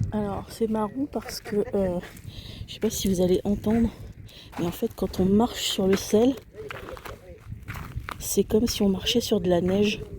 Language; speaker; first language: French; native; French